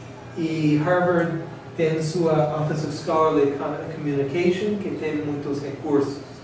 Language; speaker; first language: Portuguese; non-native, fluent; English